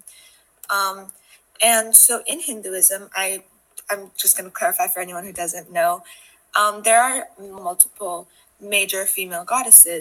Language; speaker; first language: English; non-native, local second language; Hindi